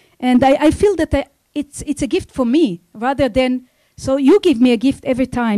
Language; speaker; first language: English; non-native, fluent; Hebrew